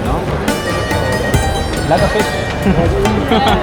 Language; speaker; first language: English; non-native, learner; Hindi